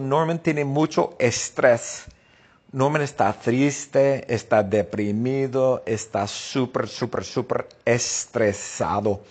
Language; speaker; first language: Spanish; non-native, fluent; English